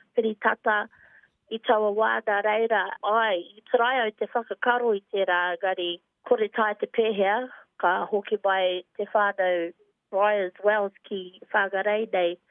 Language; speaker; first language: Māori; non-native, local second language; English